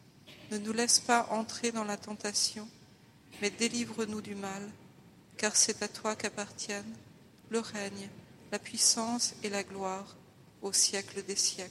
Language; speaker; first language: French; native; French